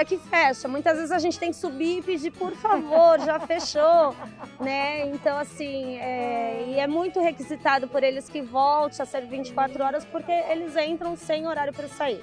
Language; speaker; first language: Portuguese; native; Portuguese